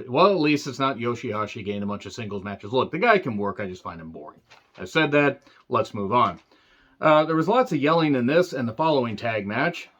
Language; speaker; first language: English; native; English